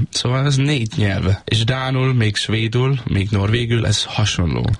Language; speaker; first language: Hungarian; non-native, learner; Danish